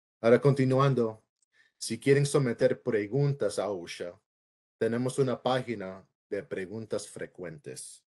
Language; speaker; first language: Spanish; early bilingual, heritage; English